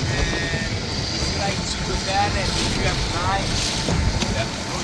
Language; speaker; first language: English; non-native, learner; Italian